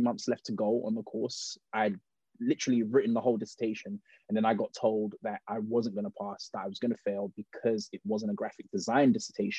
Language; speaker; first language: English; native; English